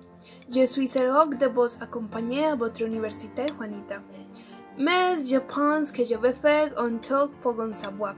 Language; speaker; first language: French; non-native, learner; Spanish